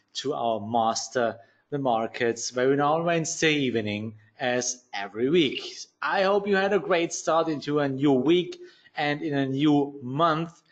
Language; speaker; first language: English; non-native, learner; German